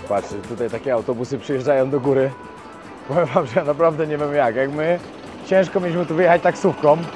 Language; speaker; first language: Polish; native; Polish